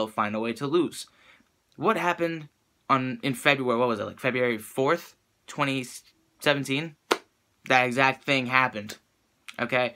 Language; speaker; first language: English; native; English